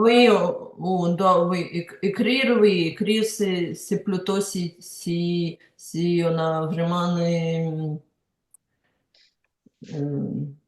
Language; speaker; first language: French; non-native, learner; Ukrainian